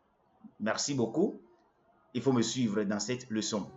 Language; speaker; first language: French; non-native, fluent; English